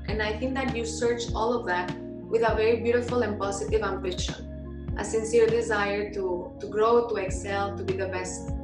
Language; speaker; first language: English; non-native, fluent; Spanish